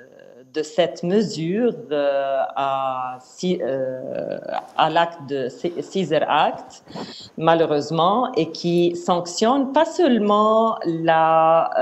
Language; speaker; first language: French; non-native, fluent; Arabic